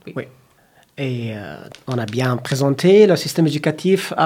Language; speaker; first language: French; non-native, fluent; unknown